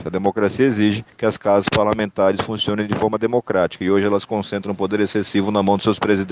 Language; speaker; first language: Portuguese; native; Portuguese